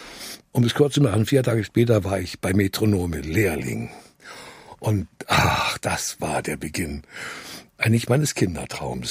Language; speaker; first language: German; native; German